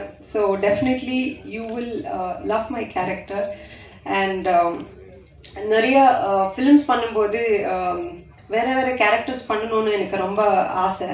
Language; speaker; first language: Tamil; non-native, local second language; Kannada